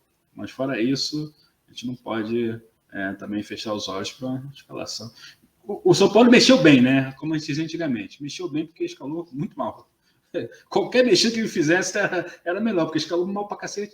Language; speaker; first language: Portuguese; native; Portuguese